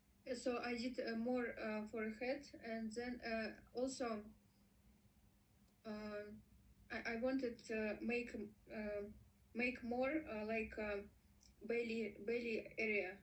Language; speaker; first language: English; non-native, learner; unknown